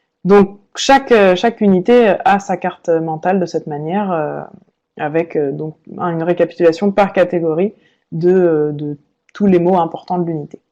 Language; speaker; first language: French; native; French